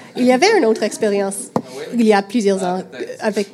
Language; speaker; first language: French; non-native, fluent; English